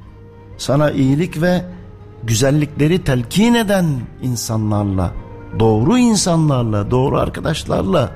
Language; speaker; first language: Turkish; native; Turkish